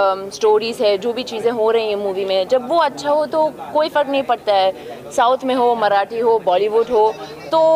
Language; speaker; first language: Hindi; non-native, fluent; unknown